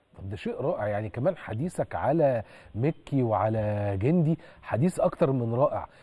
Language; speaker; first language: Arabic; native; Arabic